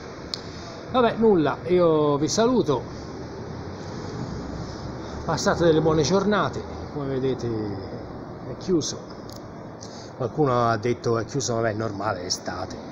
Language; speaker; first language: Italian; native; Italian